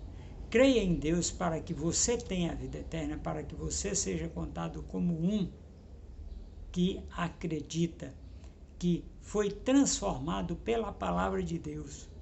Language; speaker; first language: Portuguese; native; Portuguese